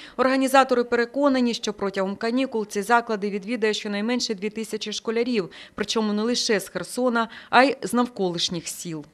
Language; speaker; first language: Ukrainian; native; Ukrainian